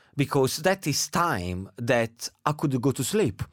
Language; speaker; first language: English; non-native, fluent; Italian